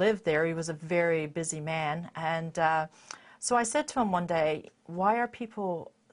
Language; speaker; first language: English; native; English